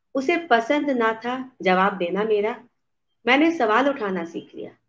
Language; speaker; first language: Hindi; native; Hindi